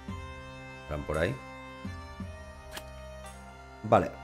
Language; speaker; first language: Spanish; native; Spanish